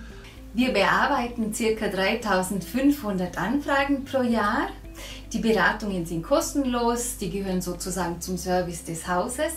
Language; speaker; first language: German; native; German